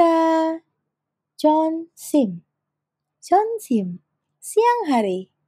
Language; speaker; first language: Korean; non-native, fluent; Indonesian